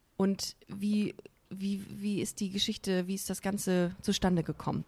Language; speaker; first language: German; native; German